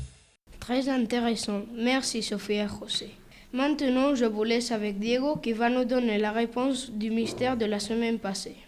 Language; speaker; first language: French; non-native, learner; Spanish